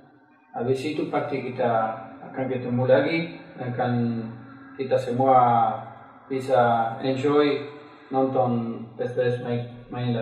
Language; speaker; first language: Indonesian; non-native, fluent; Spanish